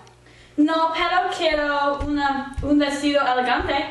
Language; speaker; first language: Spanish; non-native, learner; English